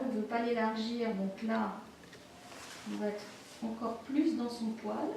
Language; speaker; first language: French; native; French